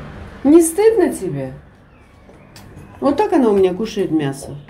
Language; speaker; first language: Russian; native; Russian